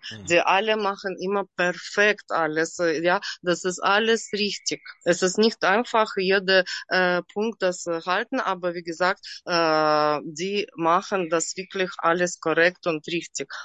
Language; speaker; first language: German; non-native, learner; Russian